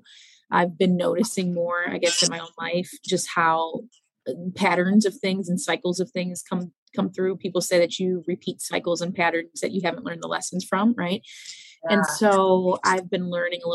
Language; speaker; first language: English; native; English